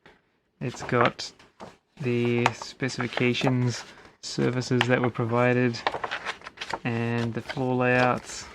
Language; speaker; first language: English; native; English